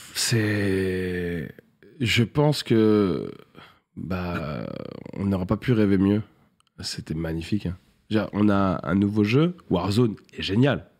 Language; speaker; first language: French; native; French